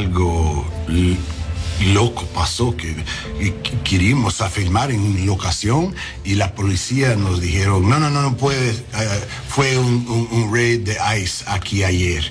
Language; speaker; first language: Spanish; non-native, learner; English